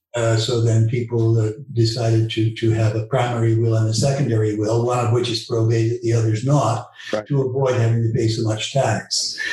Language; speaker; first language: English; early bilingual, other home language; Dutch